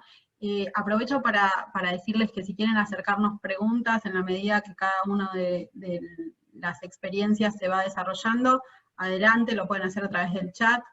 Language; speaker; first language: Spanish; native; Spanish